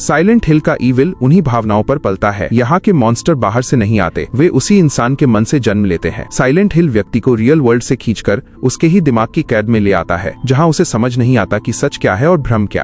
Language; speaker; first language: Hindi; native; Hindi